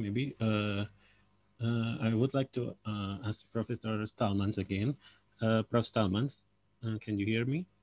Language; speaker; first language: English; non-native, local second language; Indonesian